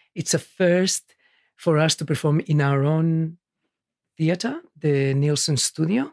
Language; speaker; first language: English; early bilingual, other home language; Catalan